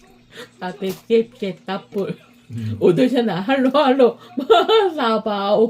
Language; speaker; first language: Filipino; non-native, learner; Korean